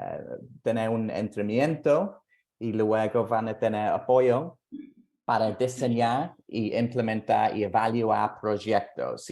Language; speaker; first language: Spanish; non-native, fluent; English